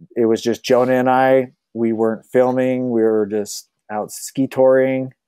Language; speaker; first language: English; native; English